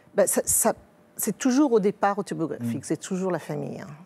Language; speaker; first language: French; native; French